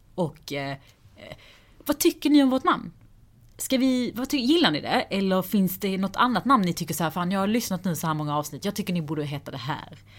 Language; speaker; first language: Swedish; early bilingual, other home language; Persian